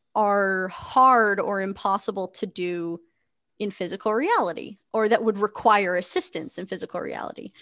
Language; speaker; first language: English; native; English